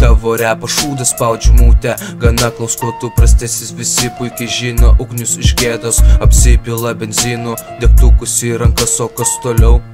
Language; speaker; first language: Lithuanian; native; Lithuanian